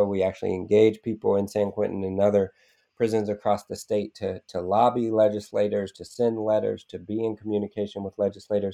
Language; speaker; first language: English; native; English